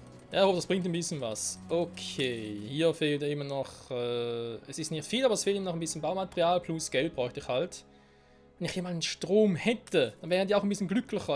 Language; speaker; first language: German; native; German